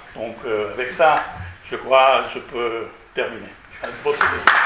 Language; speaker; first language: French; non-native, fluent; Italian